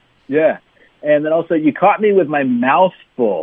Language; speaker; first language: English; native; English